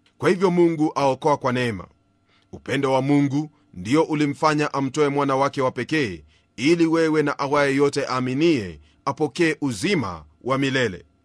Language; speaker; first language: Swahili; native; Swahili